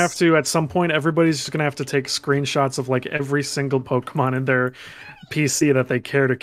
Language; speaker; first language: English; native; English